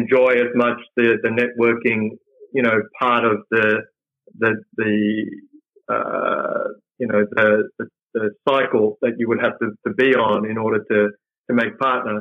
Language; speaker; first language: English; native; English